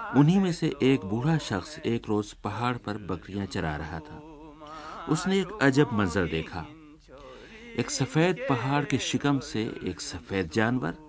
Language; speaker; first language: Urdu; native; Urdu